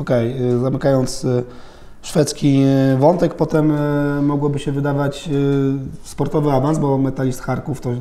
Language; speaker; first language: Polish; native; Polish